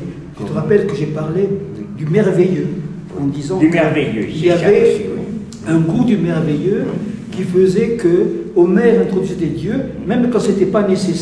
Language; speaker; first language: French; native; French